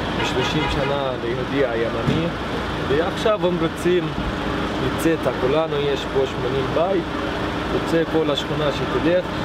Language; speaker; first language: Hebrew; non-native, local second language; Arabic